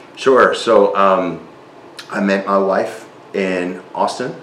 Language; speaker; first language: English; early bilingual, other home language; Spanish